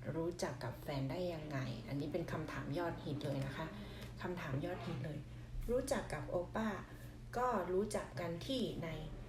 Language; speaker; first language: Thai; non-native, local second language; Northeastern Thai